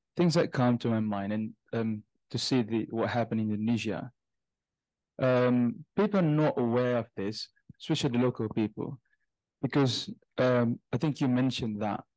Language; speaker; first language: English; non-native, fluent; Indonesian